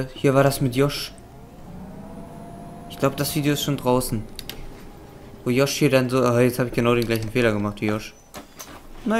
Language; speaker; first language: German; native; German